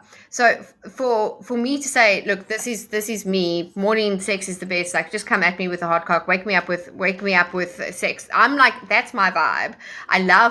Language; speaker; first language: English; native; English